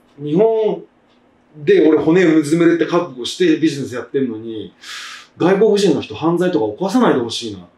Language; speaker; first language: Japanese; native; Japanese